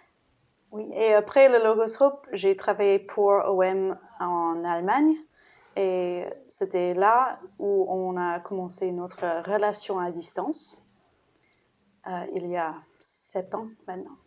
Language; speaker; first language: French; non-native, fluent; English